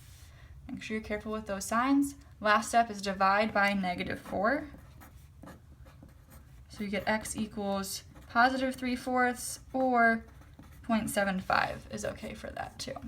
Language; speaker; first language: English; native; English